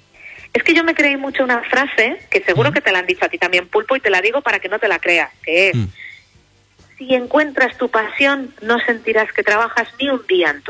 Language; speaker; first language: Spanish; native; Spanish